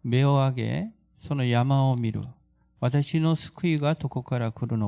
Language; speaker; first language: Japanese; non-native, fluent; Korean